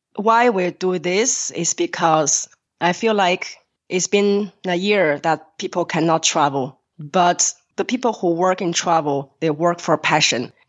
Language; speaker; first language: English; non-native, fluent; Chinese